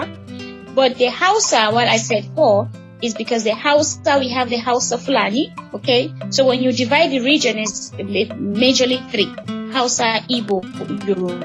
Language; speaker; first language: English; non-native, local second language; Hausa